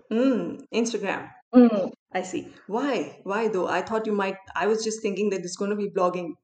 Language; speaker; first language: English; non-native, local second language; Hindi